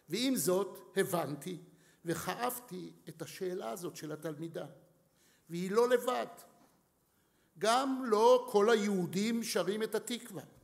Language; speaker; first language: Hebrew; native; Hebrew